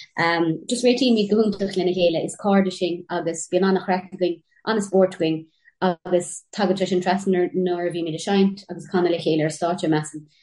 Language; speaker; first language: Irish; native; Irish